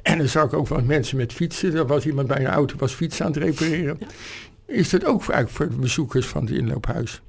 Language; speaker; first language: Dutch; native; Dutch